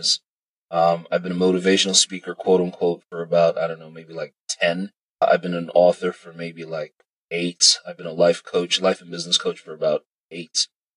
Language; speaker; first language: English; native; English